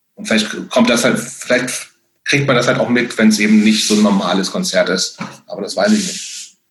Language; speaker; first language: German; native; German